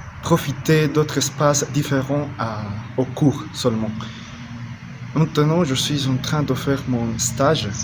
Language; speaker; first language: French; non-native, learner; Spanish